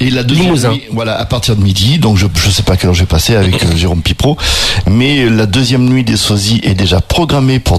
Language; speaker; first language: French; native; French